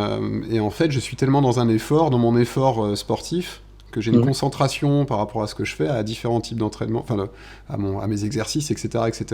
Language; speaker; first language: French; native; French